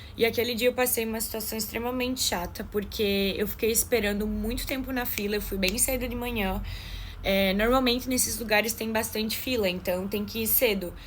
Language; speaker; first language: Portuguese; native; Portuguese